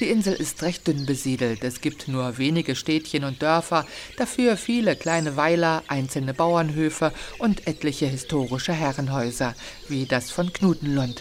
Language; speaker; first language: German; native; German